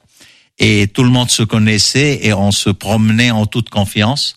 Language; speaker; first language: French; non-native, local second language; Arabic